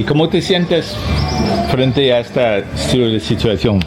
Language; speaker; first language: Spanish; non-native, learner; French